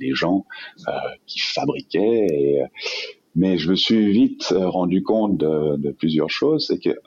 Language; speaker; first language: French; native; French